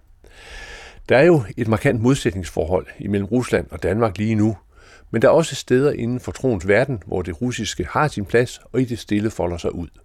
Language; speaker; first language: Danish; native; Danish